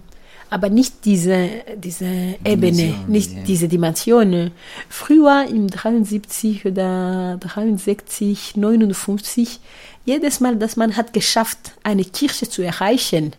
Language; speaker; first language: German; non-native, fluent; Kinyarwanda